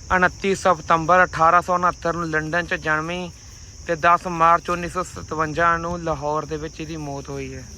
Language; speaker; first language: Punjabi; native; Punjabi